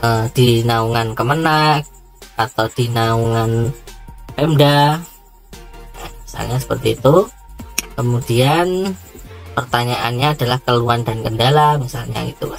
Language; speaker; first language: Indonesian; native; Indonesian